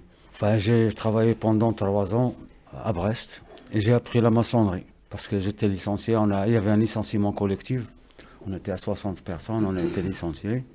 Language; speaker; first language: French; non-native, local second language; Arabic